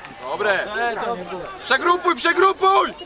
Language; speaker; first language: Polish; native; Polish